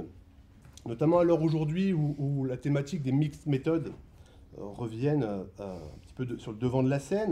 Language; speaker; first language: French; native; French